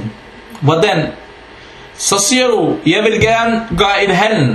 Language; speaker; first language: Danish; early bilingual, other home language; Arabic